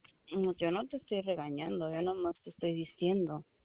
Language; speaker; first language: Spanish; early bilingual, heritage; Spanish